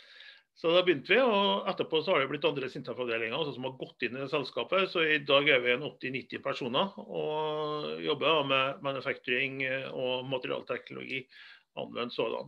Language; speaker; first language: Norwegian; native; Norwegian